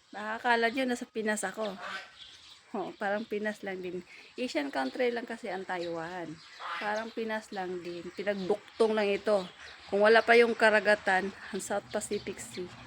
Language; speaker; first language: Filipino; non-native, local second language; Cebuano